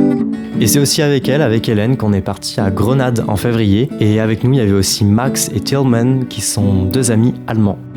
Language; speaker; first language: French; native; French